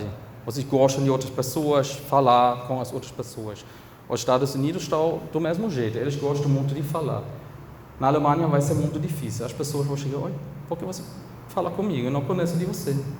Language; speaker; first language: Portuguese; non-native, fluent; German